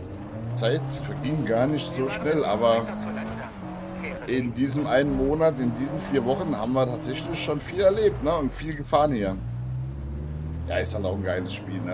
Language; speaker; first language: German; native; German